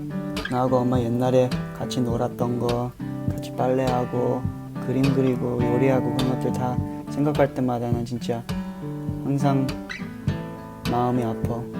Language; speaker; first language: Korean; early bilingual, heritage; Korean